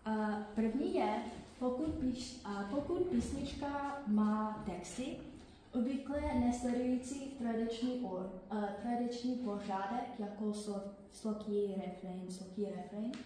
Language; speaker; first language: Czech; non-native, learner; English